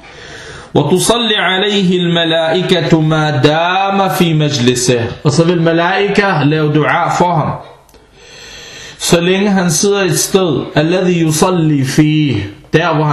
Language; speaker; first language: Danish; non-native, fluent; Arabic